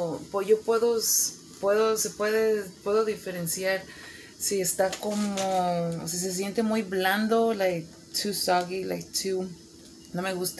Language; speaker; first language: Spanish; early bilingual, heritage; Spanish